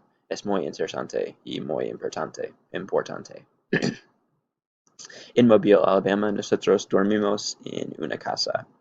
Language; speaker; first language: Spanish; non-native, learner; English